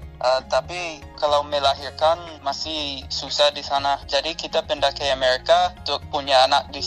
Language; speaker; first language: Indonesian; non-native, fluent; English